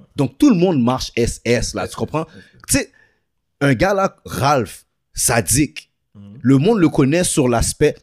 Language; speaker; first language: French; early bilingual, other home language; Haitian Creole